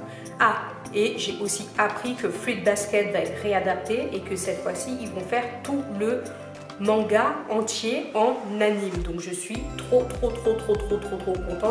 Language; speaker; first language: French; native; French